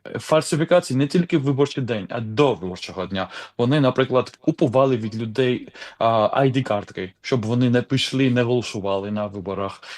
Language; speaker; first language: Ukrainian; non-native, fluent; Georgian